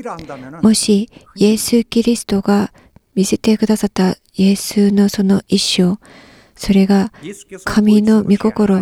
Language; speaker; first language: Japanese; non-native, learner; Korean